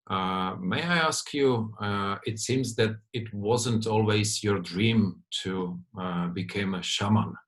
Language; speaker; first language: English; non-native, fluent; Czech